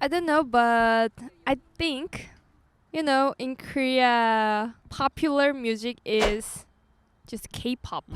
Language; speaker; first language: English; non-native, learner; Korean